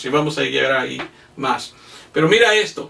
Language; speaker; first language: Spanish; non-native, fluent; English